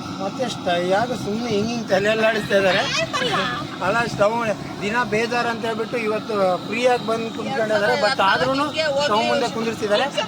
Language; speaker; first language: Kannada; non-native, local second language; Urdu